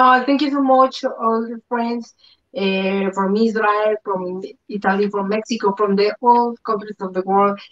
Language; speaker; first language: English; non-native, learner; Spanish